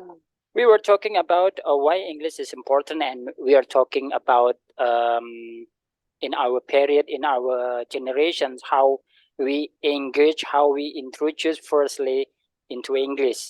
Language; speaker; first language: English; non-native, learner; Indonesian